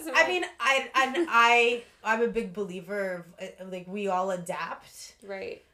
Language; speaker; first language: English; early bilingual, other home language; Russian